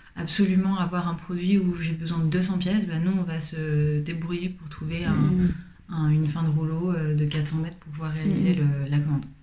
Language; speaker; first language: French; native; French